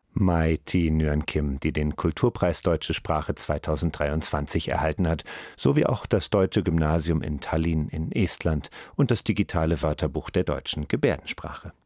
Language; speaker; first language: German; native; German